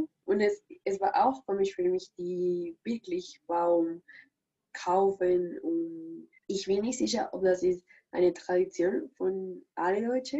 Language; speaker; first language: German; non-native, learner; Spanish